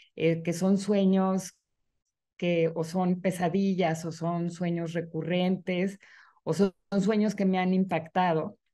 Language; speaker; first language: Spanish; native; Spanish